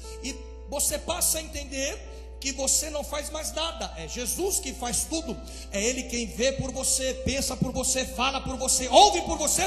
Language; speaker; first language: Portuguese; native; Portuguese